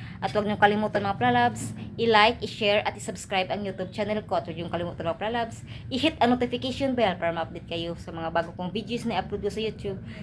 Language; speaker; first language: Filipino; non-native, local second language; Cebuano